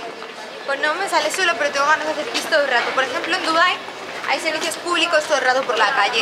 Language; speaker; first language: Spanish; native; Spanish